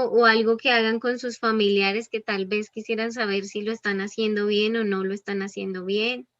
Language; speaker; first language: Spanish; native; Spanish